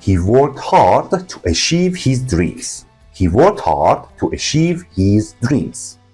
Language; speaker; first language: English; non-native, fluent; Persian